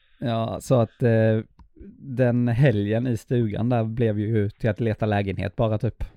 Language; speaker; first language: Swedish; native; Swedish